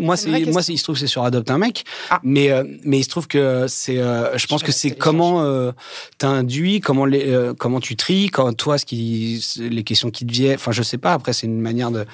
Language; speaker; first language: French; native; French